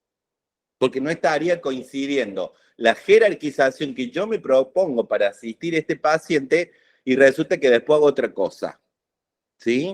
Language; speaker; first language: Spanish; native; Spanish